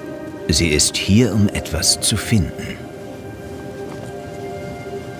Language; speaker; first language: German; native; German